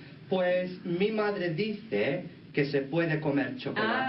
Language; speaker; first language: Spanish; non-native, learner; English